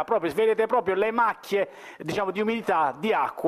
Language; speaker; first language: Italian; native; Italian